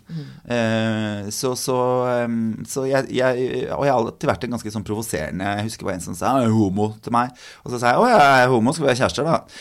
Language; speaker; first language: Norwegian; native; Norwegian